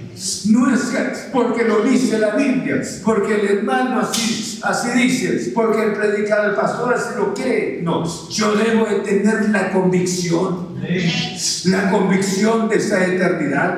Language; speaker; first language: Spanish; native; Spanish